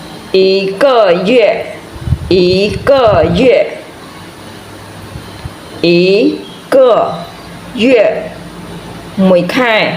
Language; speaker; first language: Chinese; non-native, fluent; Khmer